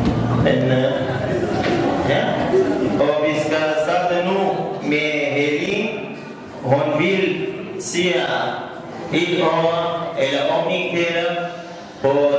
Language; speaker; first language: Danish; non-native, learner; Kurdish